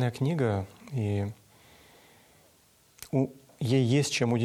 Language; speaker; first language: Russian; native; Russian